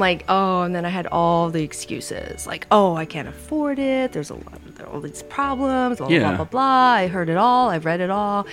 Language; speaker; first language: English; native; English